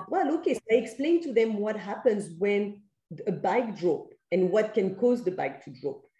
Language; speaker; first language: English; non-native, fluent; French